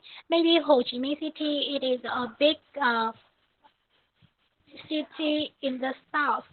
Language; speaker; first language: English; non-native, learner; Vietnamese